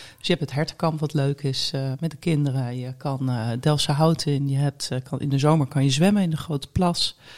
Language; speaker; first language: Dutch; native; Dutch